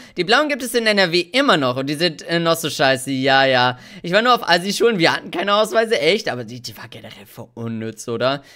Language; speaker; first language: German; early bilingual, other home language; Hungarian